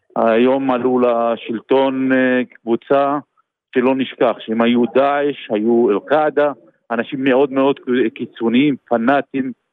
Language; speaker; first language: Hebrew; non-native, local second language; Arabic